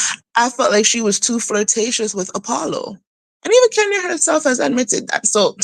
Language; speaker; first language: English; native; English